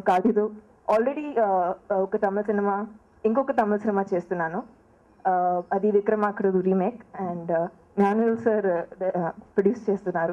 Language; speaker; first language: Telugu; non-native, local second language; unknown